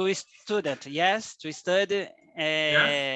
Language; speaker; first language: English; non-native, learner; Portuguese